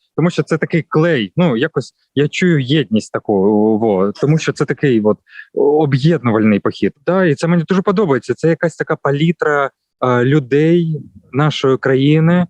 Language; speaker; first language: Ukrainian; non-native, local second language; Russian